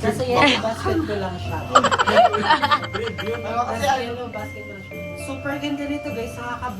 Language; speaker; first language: Filipino; native; Filipino